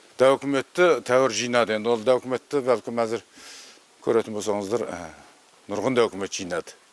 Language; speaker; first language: Kazakh; early bilingual, heritage; Kazakh